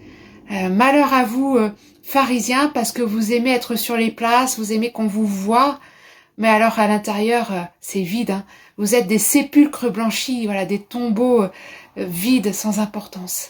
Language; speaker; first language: French; native; French